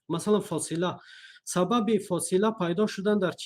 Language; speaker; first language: Persian; non-native, local second language; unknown